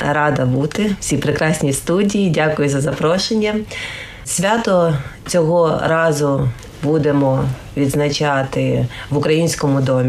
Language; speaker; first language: Ukrainian; native; Ukrainian